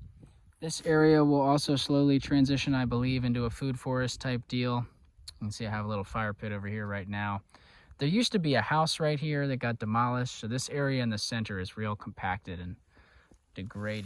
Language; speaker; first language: English; native; English